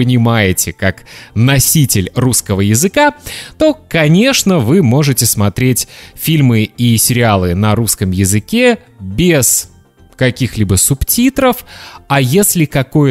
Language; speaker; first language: Russian; native; Russian